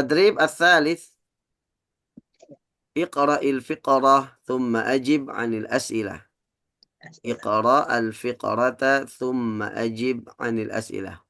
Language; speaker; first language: Arabic; non-native, fluent; Indonesian